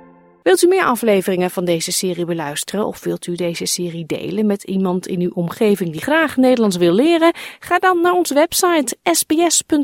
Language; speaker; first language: Dutch; native; Dutch